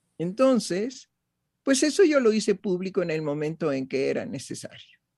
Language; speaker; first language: Spanish; native; Spanish